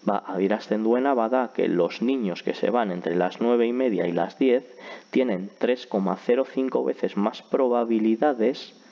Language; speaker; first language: Spanish; non-native, local second language; Basque